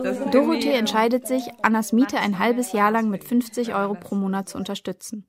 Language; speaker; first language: German; native; German